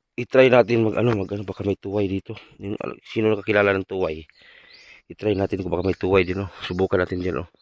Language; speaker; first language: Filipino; non-native, local second language; Cebuano